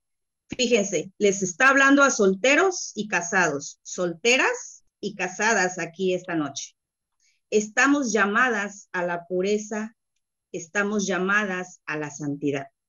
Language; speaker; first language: Spanish; native; Spanish